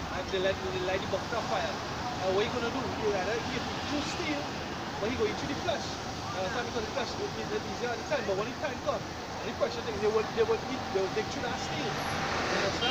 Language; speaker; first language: English; native; English